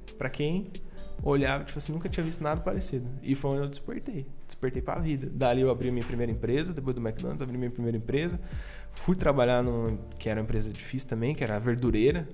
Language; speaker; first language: Portuguese; native; Portuguese